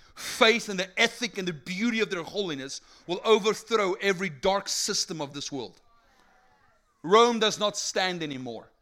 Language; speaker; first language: English; non-native, local second language; Afrikaans